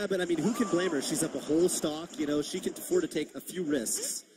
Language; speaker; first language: English; native; English